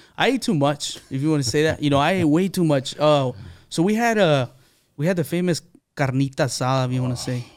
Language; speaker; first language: English; early bilingual, other home language; Spanish